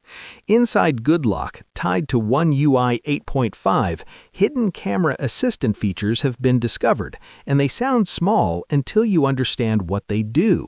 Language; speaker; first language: English; native; English